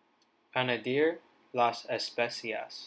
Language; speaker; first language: Spanish; non-native, learner; English